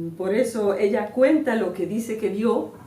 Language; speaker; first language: Spanish; native; Spanish